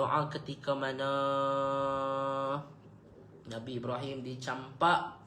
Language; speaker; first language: Malay; native; Malay